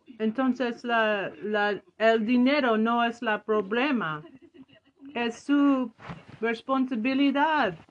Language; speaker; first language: Spanish; non-native, learner; English